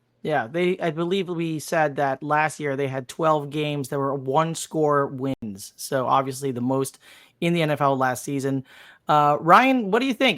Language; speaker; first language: English; native; English